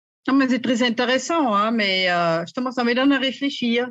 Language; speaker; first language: French; native; French